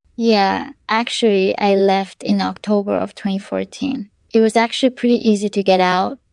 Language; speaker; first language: English; non-native, fluent; Korean